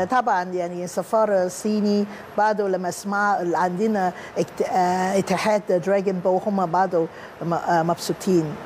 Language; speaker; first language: Arabic; non-native, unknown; Cantonese